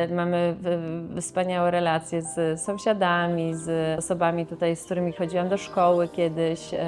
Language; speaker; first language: Polish; native; Polish